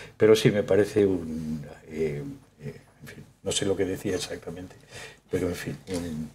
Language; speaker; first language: Spanish; native; Spanish